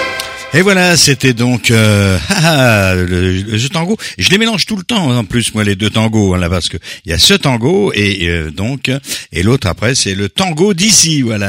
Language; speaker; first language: French; native; French